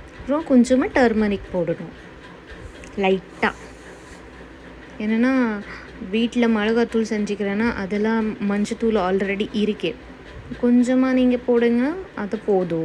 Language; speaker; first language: Tamil; non-native, learner; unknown